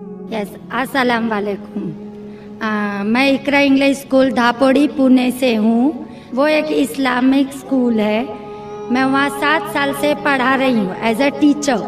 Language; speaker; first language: Hindi; non-native, local second language; Marathi